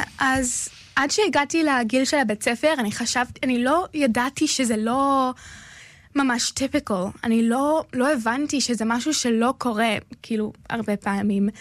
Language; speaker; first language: Hebrew; early bilingual, heritage; Hebrew